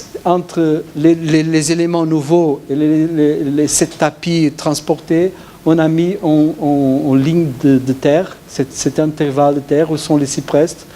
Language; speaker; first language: French; non-native, fluent; Portuguese